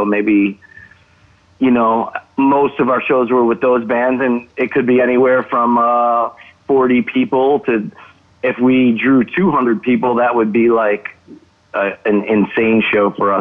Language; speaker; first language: English; native; English